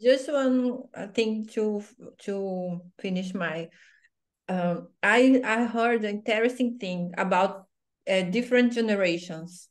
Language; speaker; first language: English; non-native, learner; Portuguese